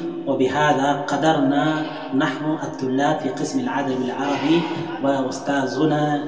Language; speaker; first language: Arabic; non-native, fluent; Urdu